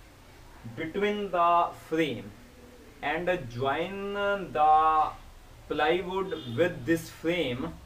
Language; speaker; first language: English; non-native, local second language; Hindi